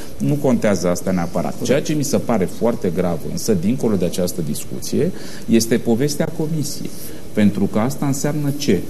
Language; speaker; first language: Romanian; non-native, fluent; French